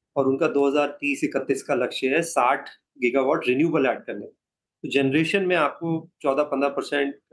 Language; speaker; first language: Hindi; native; Hindi